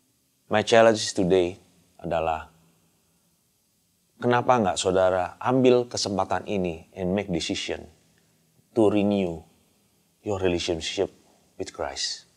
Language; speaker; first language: Indonesian; native; Indonesian